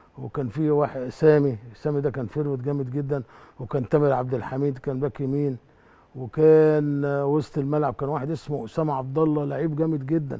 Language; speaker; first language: Arabic; native; Arabic